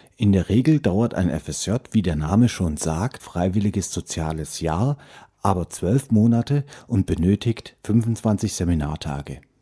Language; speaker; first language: German; native; German